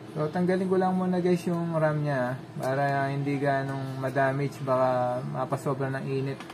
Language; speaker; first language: Filipino; non-native, local second language; Pampanga